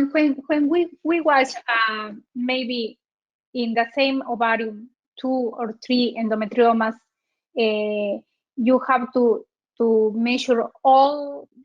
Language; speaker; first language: English; non-native, learner; Spanish